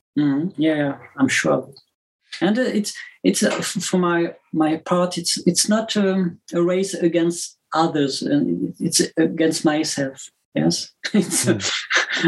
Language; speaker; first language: English; non-native, learner; French